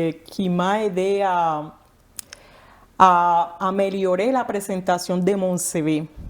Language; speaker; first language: French; non-native, fluent; Spanish